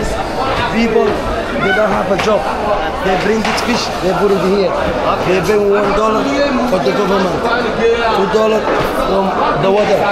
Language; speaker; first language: English; non-native, learner; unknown